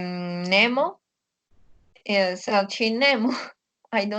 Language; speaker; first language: English; non-native, learner; Spanish